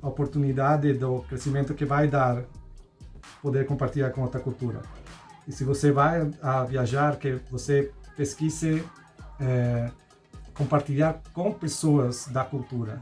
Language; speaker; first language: Portuguese; non-native, fluent; Spanish